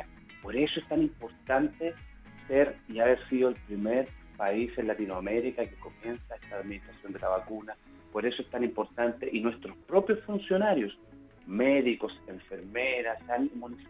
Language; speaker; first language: Spanish; native; Spanish